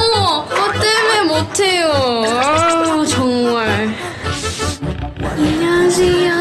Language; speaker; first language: Korean; non-native, fluent; Thai